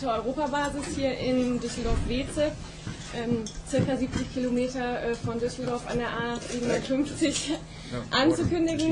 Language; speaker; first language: German; native; German